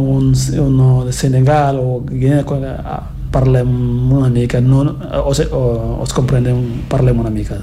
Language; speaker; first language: Catalan; non-native, fluent; Fula